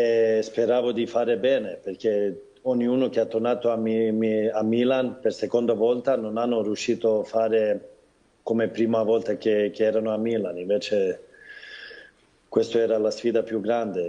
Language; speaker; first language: Italian; non-native, fluent; Swedish